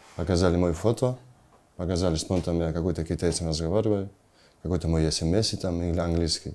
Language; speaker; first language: Russian; non-native, learner; Georgian